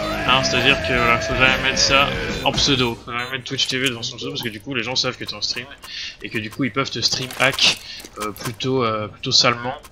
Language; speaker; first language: French; native; French